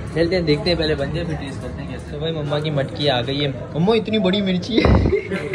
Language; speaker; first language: Urdu; native; Urdu